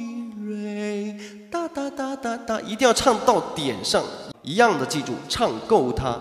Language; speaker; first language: Chinese; native; Chinese